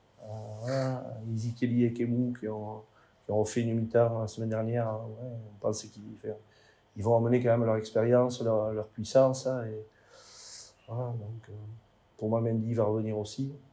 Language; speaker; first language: French; native; French